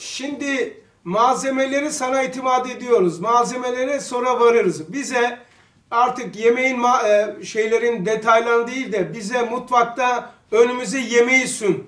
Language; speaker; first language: Turkish; native; Turkish